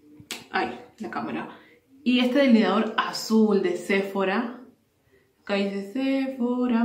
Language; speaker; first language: Spanish; native; Spanish